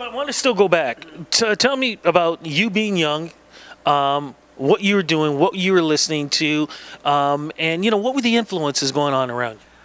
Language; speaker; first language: English; native; English